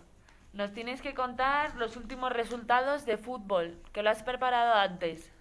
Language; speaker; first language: Spanish; native; Spanish